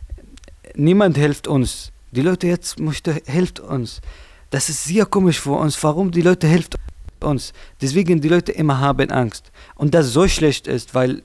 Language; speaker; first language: German; non-native, learner; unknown